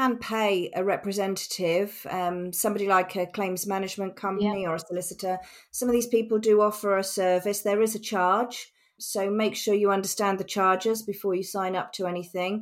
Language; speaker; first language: English; native; English